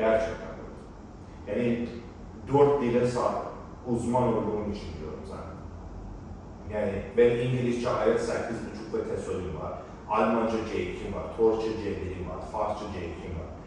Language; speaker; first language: Turkish; non-native, fluent; Persian